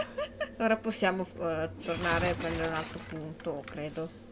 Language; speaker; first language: Italian; native; Italian